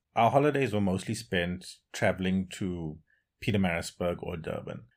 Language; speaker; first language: English; native; English